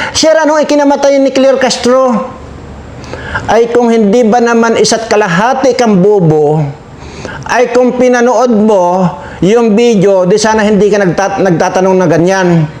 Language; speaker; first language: Filipino; non-native, local second language; Iloko